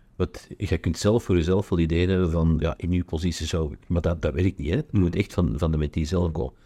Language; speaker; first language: Dutch; native; Dutch